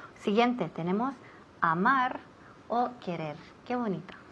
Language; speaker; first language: Spanish; non-native, fluent; English